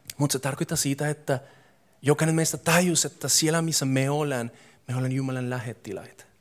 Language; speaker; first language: Finnish; non-native, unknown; English